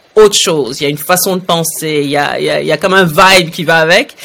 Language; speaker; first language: French; early bilingual, other home language; Arabic